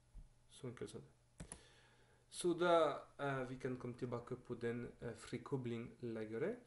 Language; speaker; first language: Norwegian; non-native, learner; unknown